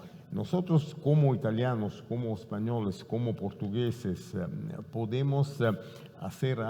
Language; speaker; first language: Spanish; non-native, fluent; Italian